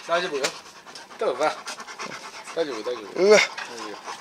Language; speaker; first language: Japanese; non-native, learner; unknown